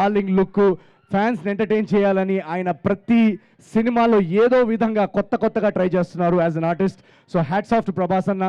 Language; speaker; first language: Telugu; native; Telugu